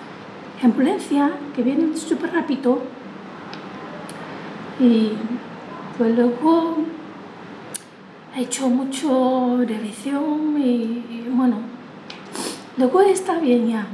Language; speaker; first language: Spanish; non-native, learner; Chinese